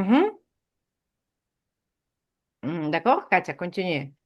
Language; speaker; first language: French; non-native, fluent; Ukrainian